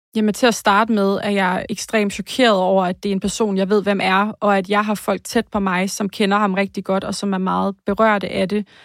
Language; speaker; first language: Danish; native; Danish